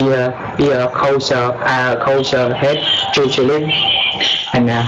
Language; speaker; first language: English; non-native, learner; Vietnamese